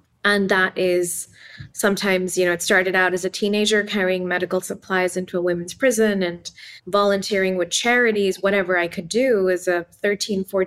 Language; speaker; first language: English; non-native, local second language; Urdu